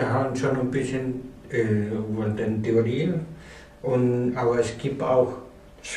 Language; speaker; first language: German; non-native, learner; Spanish